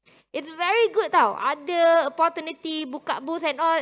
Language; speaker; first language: English; non-native, local second language; Malay